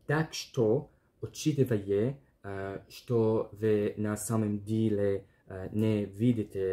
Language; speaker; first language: Russian; non-native, learner; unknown